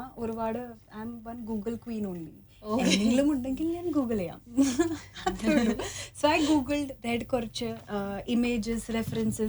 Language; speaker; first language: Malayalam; early bilingual, heritage; Malayalam